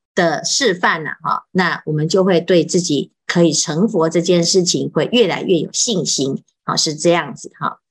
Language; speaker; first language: Chinese; native; Chinese